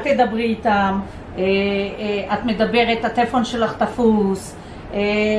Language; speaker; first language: Hebrew; native; Hebrew